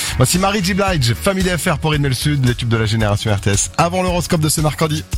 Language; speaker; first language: French; native; French